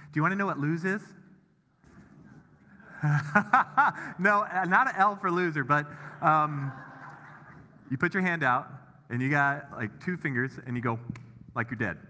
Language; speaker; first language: English; native; English